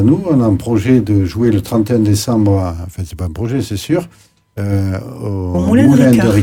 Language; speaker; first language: French; native; French